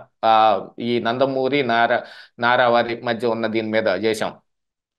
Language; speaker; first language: Telugu; native; Telugu